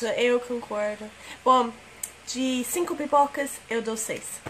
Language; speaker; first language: Portuguese; non-native, fluent; English